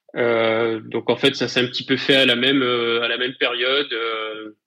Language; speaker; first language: French; native; French